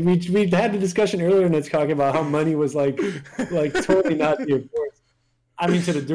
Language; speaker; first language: English; non-native, fluent; French